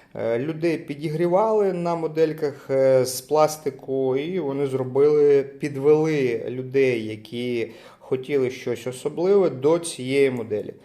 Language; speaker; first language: Ukrainian; non-native, local second language; Russian